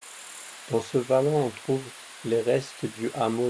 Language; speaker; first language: French; native; French